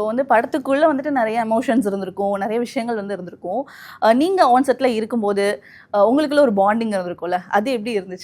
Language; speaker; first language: Tamil; native; Tamil